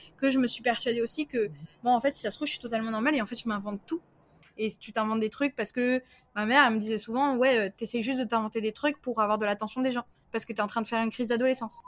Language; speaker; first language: French; early bilingual, other home language; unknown